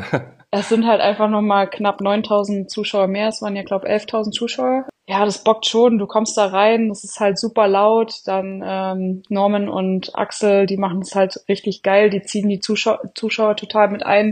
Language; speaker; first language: German; native; German